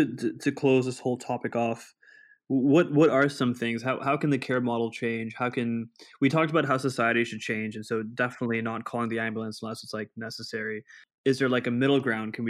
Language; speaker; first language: English; non-native, local second language; Urdu